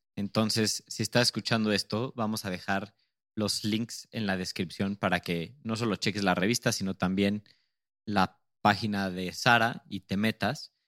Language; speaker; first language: Spanish; native; Spanish